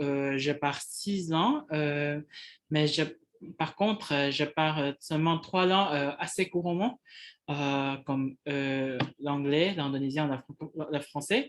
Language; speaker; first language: French; non-native, fluent; Indonesian